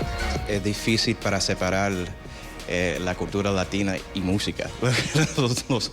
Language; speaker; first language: Spanish; early bilingual, heritage; Spanish